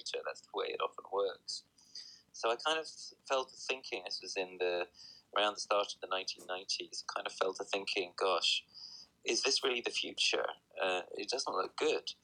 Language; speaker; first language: English; native; English